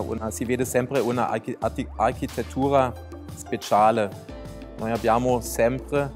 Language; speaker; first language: Italian; non-native, fluent; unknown